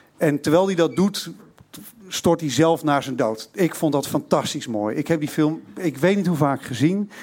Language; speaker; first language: Dutch; native; Dutch